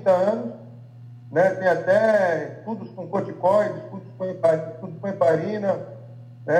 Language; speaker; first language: Portuguese; native; Portuguese